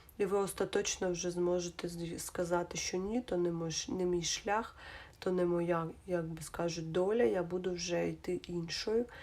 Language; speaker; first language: Ukrainian; non-native, local second language; Russian